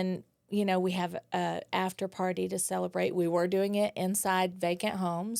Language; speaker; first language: English; native; English